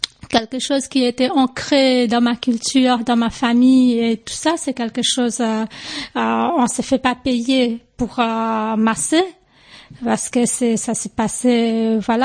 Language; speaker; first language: French; non-native, local second language; Morisyen